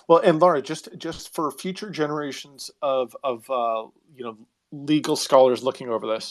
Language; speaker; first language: English; native; English